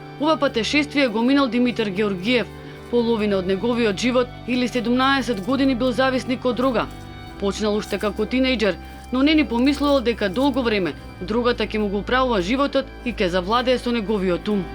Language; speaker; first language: Macedonian; native; Macedonian